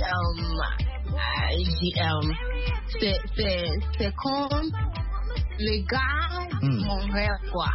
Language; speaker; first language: French; non-native, learner; Akan